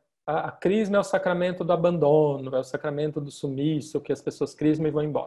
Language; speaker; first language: Portuguese; native; Portuguese